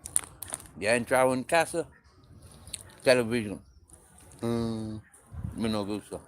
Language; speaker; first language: Spanish; non-native, learner; English